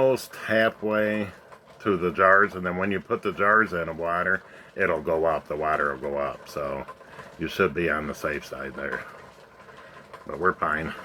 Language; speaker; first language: English; native; English